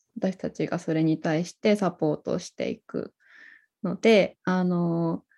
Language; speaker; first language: Japanese; native; Japanese